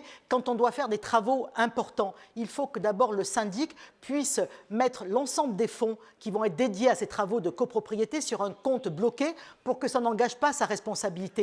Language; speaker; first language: French; native; French